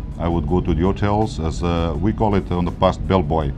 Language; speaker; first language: English; non-native, fluent; Portuguese